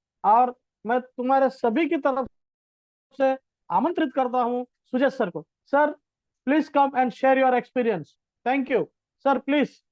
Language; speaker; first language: Hindi; native; Hindi